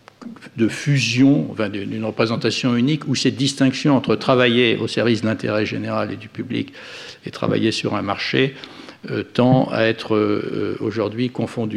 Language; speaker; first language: French; native; French